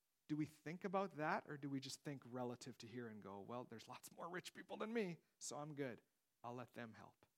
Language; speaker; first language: English; native; English